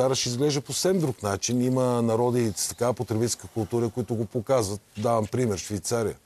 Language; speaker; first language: Bulgarian; native; Bulgarian